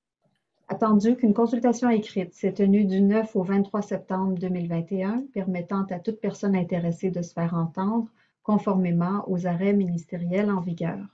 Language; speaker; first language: French; native; French